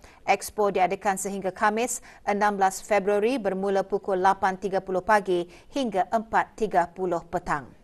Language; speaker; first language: Malay; native; Malay